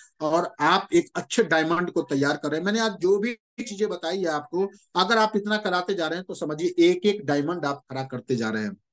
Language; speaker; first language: Hindi; native; Hindi